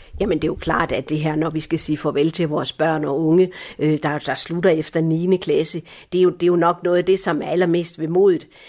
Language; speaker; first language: Danish; early bilingual, other home language; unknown